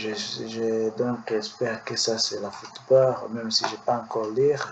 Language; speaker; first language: French; non-native, learner; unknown